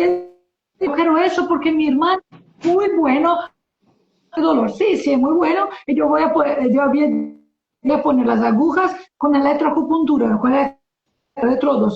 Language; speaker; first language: Spanish; non-native, learner; Portuguese